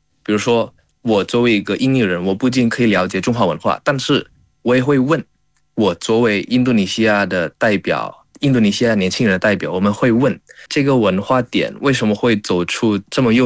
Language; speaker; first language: Chinese; non-native, fluent; Indonesian